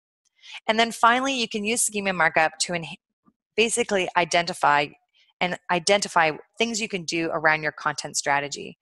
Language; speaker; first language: English; native; English